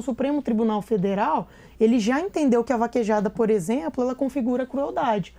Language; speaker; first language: Portuguese; native; Portuguese